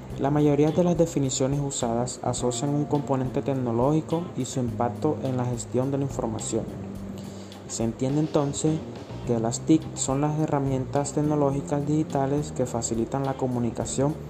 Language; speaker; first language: Spanish; native; Spanish